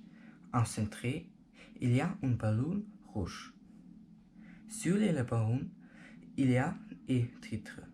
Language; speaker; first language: French; non-native, learner; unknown